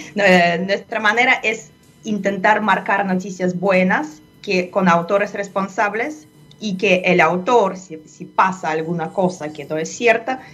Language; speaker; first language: Spanish; non-native, fluent; Russian